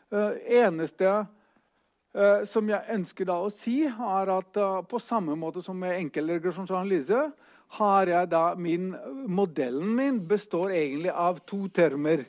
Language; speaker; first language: Norwegian; non-native, fluent; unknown